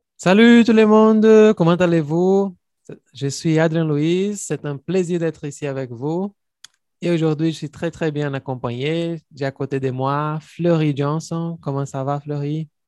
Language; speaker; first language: French; non-native, fluent; Portuguese